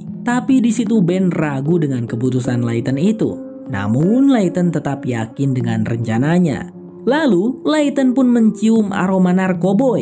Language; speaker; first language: Indonesian; native; Indonesian